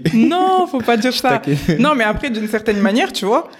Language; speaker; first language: French; native; French